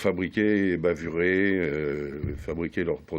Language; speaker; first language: French; native; French